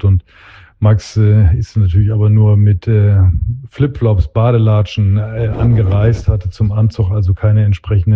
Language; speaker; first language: German; native; German